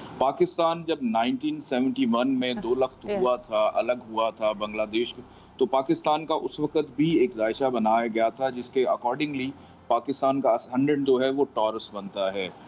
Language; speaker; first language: Urdu; non-native, local second language; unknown